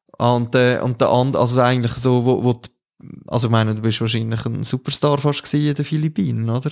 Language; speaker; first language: German; native; German